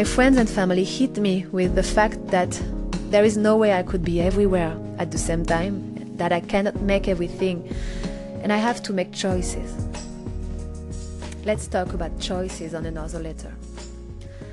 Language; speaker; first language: English; non-native, fluent; French